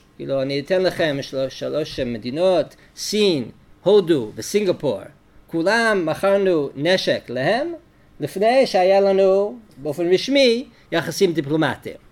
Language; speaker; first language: Hebrew; non-native, fluent; English